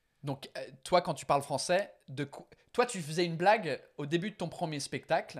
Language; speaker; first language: French; non-native, fluent; English